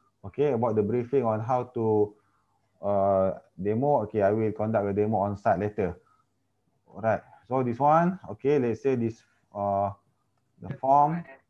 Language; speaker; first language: English; non-native, local second language; Malay